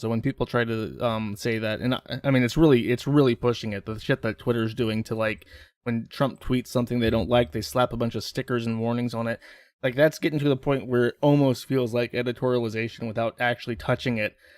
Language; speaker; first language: English; native; English